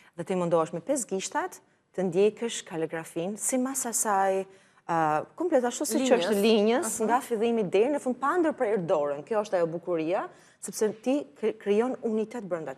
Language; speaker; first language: Albanian; native; Albanian